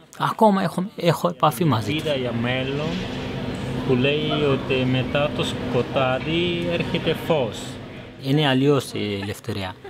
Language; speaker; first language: Greek; non-native, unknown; Persian